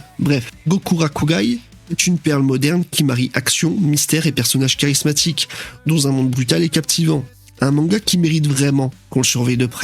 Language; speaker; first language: French; native; French